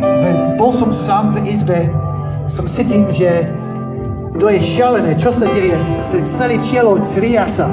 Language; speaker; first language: Slovak; non-native, learner; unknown